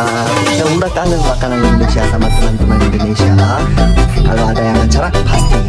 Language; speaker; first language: Indonesian; non-native, fluent; Korean